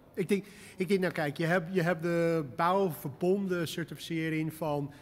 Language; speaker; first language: Dutch; non-native, fluent; English